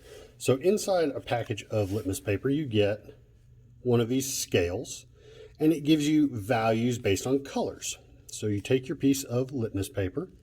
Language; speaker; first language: English; native; English